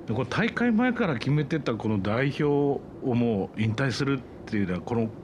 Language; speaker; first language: Japanese; native; Japanese